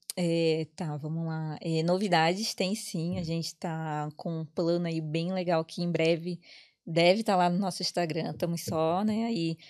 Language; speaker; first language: Portuguese; native; Portuguese